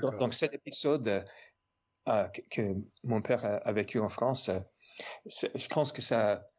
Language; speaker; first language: French; non-native, fluent; English